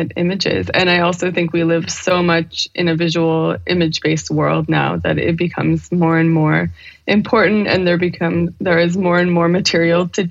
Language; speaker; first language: English; native; English